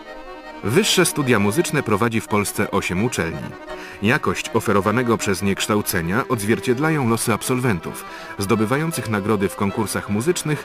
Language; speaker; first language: Polish; native; Polish